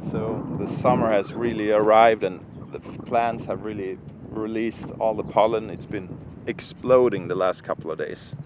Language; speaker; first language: English; non-native, fluent; Swedish